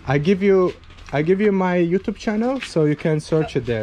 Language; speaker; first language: English; non-native, fluent; Azerbaijani